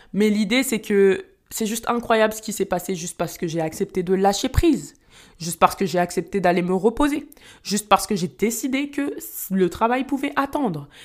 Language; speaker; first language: French; early bilingual, other home language; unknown